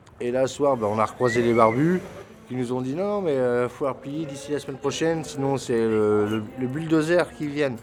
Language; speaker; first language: French; native; French